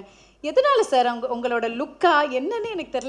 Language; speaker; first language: Tamil; native; Tamil